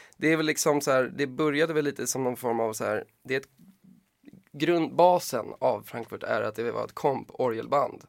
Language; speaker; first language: Swedish; native; Swedish